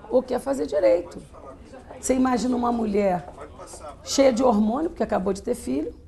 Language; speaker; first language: Portuguese; native; Portuguese